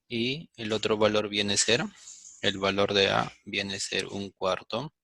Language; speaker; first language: Spanish; native; Spanish